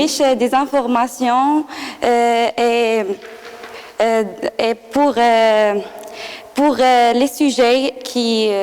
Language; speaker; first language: French; non-native, learner; Arabic